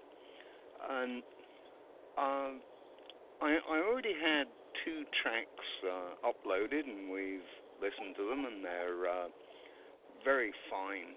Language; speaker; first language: English; native; English